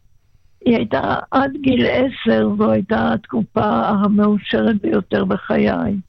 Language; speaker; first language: Hebrew; non-native, local second language; German